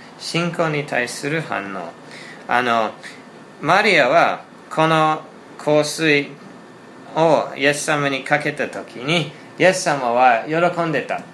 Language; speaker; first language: Japanese; non-native, fluent; English